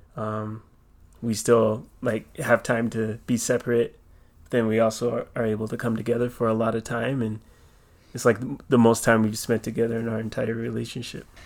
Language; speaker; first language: English; native; English